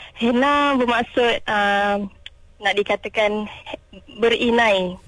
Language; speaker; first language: Malay; non-native, local second language; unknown